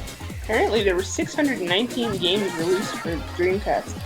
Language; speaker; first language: English; native; English